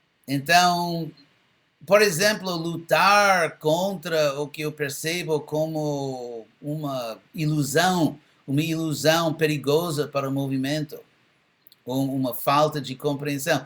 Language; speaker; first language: Portuguese; non-native, fluent; English